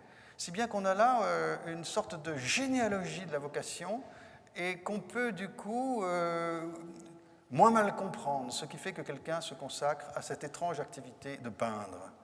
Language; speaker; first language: French; native; French